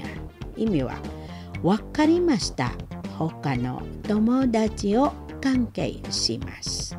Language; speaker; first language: Japanese; non-native, learner; Indonesian